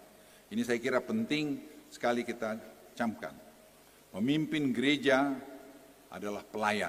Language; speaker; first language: Indonesian; native; Indonesian